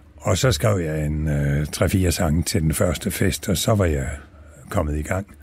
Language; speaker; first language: Danish; native; Danish